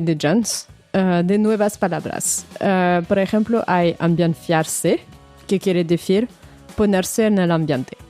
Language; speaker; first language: Spanish; non-native, fluent; French